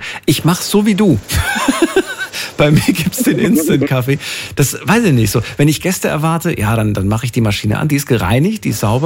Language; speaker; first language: German; native; German